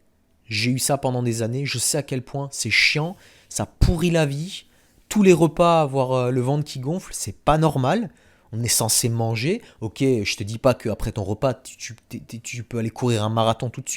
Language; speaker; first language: French; native; French